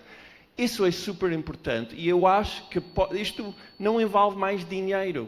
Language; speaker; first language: Portuguese; non-native, fluent; English